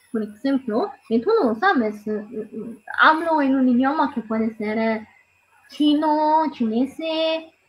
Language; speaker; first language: Spanish; non-native, learner; Italian